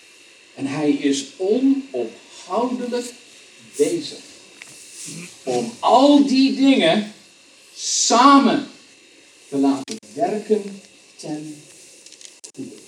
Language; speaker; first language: Dutch; native; Dutch